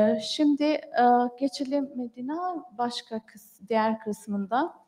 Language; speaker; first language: Turkish; non-native, fluent; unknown